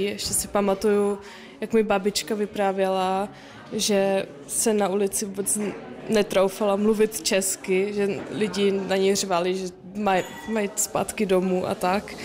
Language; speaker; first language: Czech; non-native, local second language; German